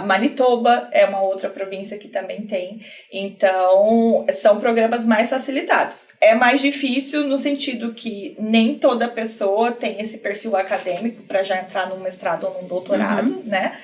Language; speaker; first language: Portuguese; native; Portuguese